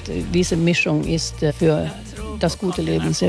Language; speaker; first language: German; non-native, fluent; Swedish